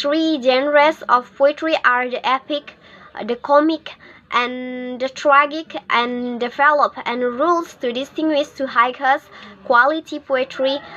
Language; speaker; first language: English; non-native, learner; Indonesian